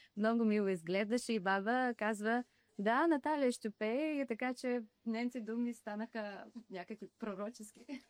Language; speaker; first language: Bulgarian; early bilingual, heritage; Bulgarian